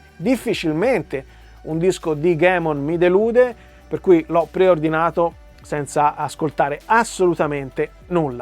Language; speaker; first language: Italian; native; Italian